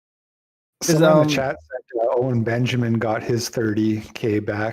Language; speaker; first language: English; native; English